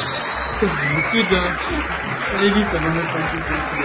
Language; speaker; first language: French; native; French